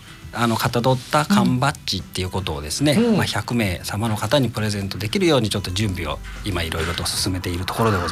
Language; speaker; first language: Japanese; native; Japanese